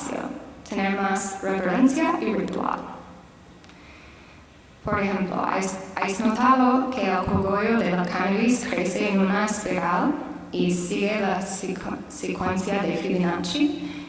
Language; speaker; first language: Spanish; non-native, fluent; English